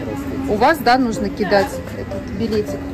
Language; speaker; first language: Russian; native; Russian